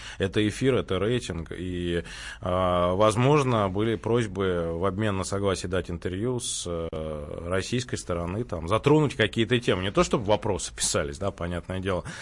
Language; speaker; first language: Russian; native; Russian